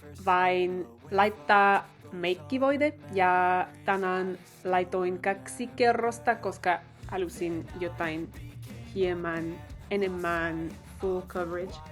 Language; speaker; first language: Finnish; non-native, fluent; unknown